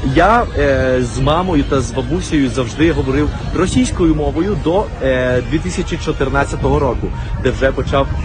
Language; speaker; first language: Ukrainian; non-native, fluent; Spanish